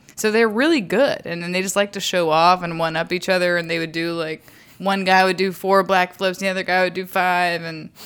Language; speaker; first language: English; native; English